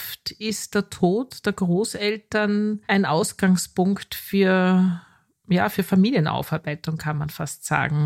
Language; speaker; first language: German; native; German